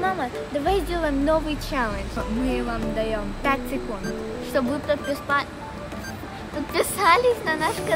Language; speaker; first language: Russian; early bilingual, heritage; Russian